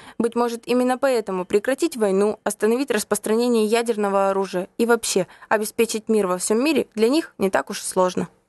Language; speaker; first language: Russian; native; Russian